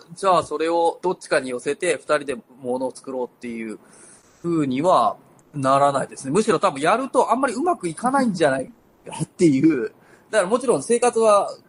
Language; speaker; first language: Japanese; native; Japanese